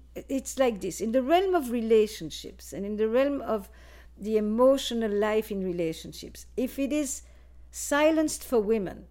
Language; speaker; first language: English; non-native, fluent; Dutch